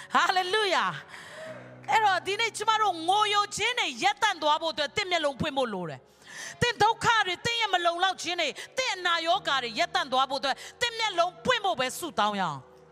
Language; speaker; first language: Burmese; non-native, local second language; Kachin